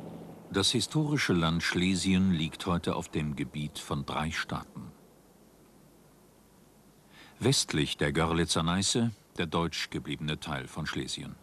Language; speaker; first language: German; native; German